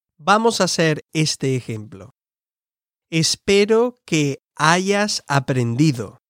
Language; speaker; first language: Spanish; non-native, fluent; English